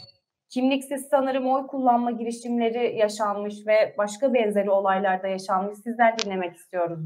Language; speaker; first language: Turkish; native; Turkish